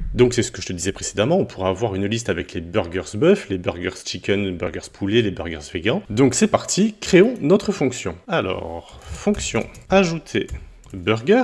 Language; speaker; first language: French; native; French